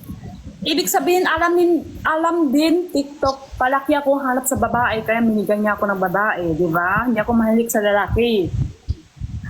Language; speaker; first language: Filipino; non-native, learner; Chinese